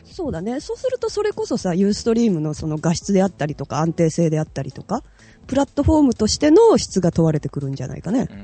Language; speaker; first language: Japanese; native; Japanese